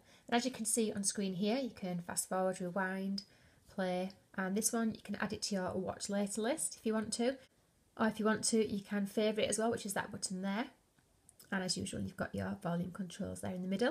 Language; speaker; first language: English; native; English